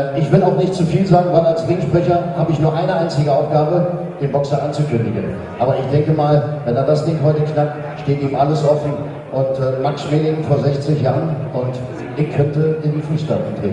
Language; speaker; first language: German; native; German